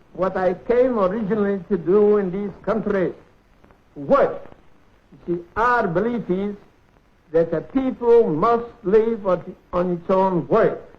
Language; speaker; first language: English; non-native, fluent; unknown